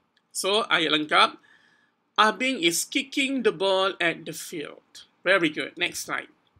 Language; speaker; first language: English; non-native, local second language; Malay